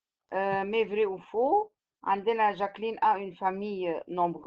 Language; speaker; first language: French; non-native, fluent; Arabic